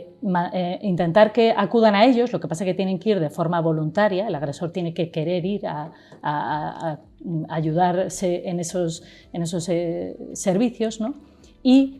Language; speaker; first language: Spanish; native; Spanish